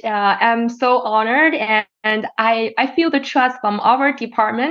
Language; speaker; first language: English; non-native, fluent; Chinese